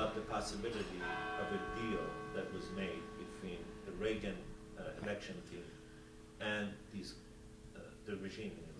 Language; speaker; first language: English; non-native, fluent; Persian